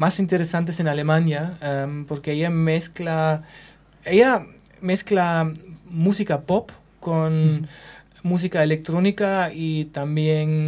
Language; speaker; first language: Spanish; non-native, fluent; German